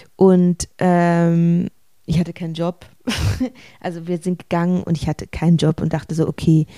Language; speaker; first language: German; native; German